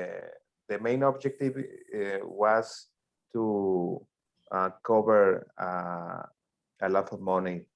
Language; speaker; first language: English; non-native, learner; Spanish